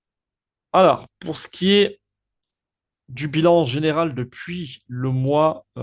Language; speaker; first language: French; native; French